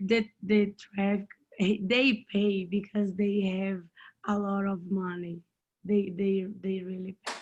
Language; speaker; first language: English; non-native, learner; Portuguese